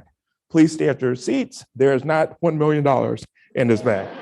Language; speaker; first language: English; native; English